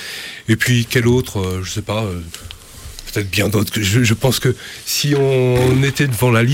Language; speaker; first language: French; native; French